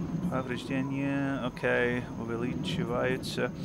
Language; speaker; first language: Russian; non-native, learner; English